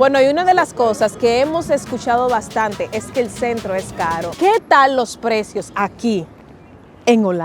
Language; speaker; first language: Spanish; native; Spanish